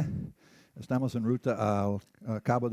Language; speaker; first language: Spanish; non-native, learner; English